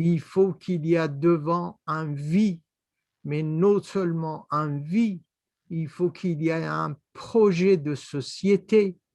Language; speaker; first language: French; non-native, fluent; Persian